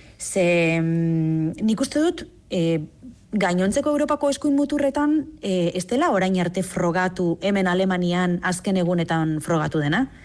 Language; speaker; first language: Basque; native; Basque